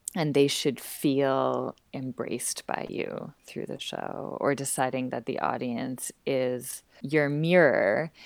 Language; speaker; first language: English; native; English